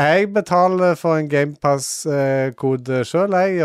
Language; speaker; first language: Norwegian; native; Norwegian